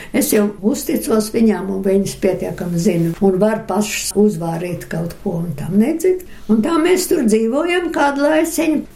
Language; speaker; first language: Latvian; early bilingual, other home language; Russian